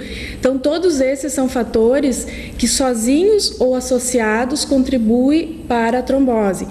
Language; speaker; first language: Portuguese; native; Portuguese